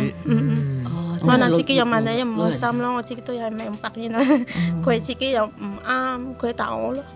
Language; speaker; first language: Chinese; non-native, learner; Indonesian